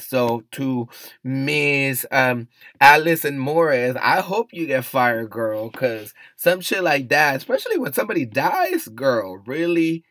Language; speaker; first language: English; early bilingual, other home language; Spanish